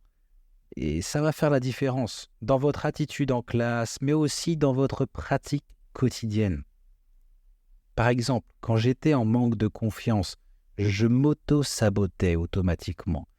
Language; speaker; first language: French; native; French